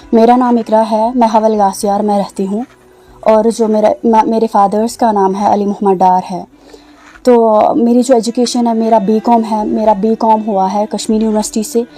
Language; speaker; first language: Urdu; non-native, local second language; Kashmiri